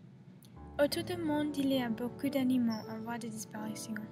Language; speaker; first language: French; non-native, learner; English